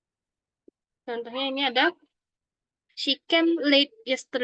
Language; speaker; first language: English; non-native, learner; Indonesian